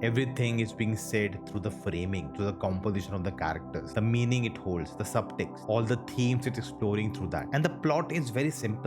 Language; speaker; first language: English; non-native, local second language; Hindi